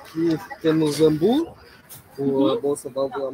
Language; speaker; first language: Portuguese; native; Portuguese